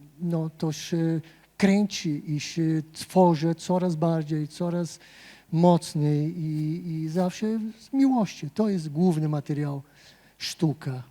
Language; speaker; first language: Polish; non-native, fluent; Portuguese